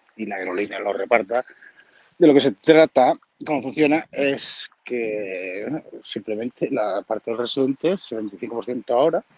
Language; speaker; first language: Spanish; native; Spanish